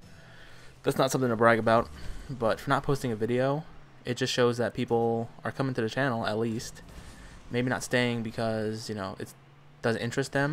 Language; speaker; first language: English; native; English